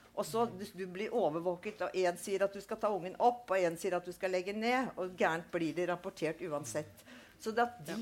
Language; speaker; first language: Norwegian; native; Norwegian